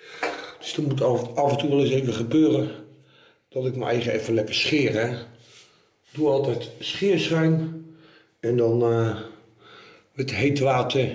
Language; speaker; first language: Dutch; native; Dutch